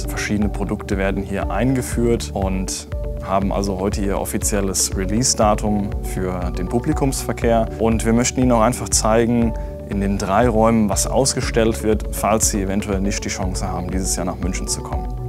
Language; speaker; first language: German; native; German